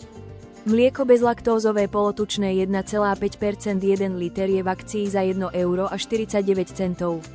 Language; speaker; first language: Slovak; native; Slovak